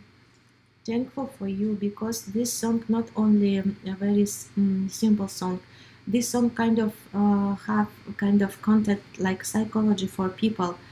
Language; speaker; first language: English; non-native, learner; Russian